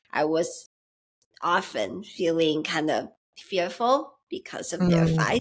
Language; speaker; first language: English; early bilingual, other home language; Chinese